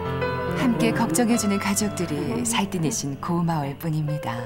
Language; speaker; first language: Korean; native; Korean